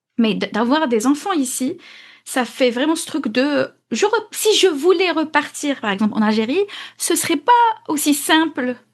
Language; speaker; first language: French; non-native, local second language; Arabic